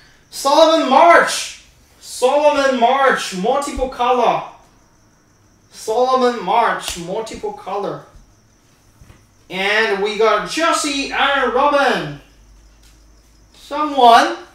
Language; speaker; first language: English; non-native, fluent; Chinese